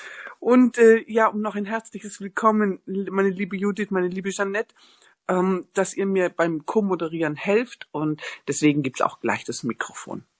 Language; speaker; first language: German; native; German